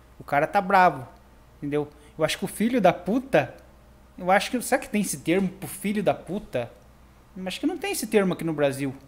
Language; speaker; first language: Portuguese; native; Portuguese